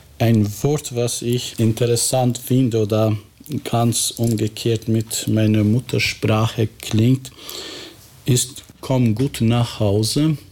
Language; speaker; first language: German; non-native, fluent; Albanian